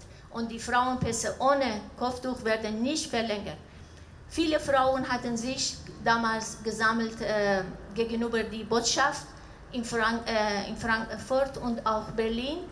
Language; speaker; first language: German; non-native, learner; Persian